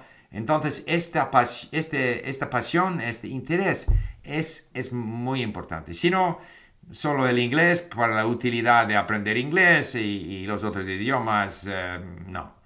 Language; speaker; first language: Spanish; non-native, fluent; English